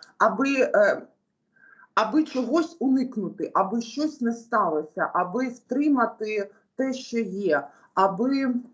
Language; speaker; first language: Ukrainian; native; Ukrainian